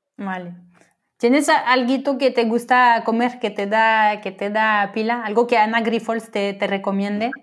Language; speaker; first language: Spanish; non-native, fluent; French